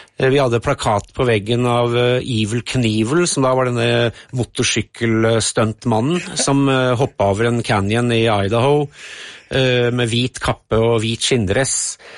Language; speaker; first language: Norwegian; early bilingual, other home language; English